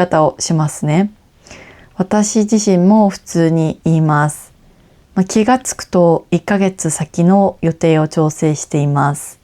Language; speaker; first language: Japanese; native; Japanese